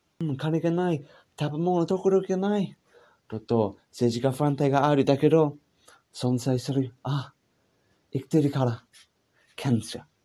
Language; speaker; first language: Japanese; non-native, learner; English